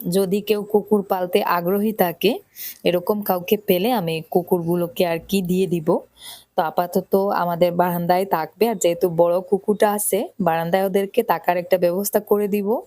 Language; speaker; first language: Bangla; native; Bangla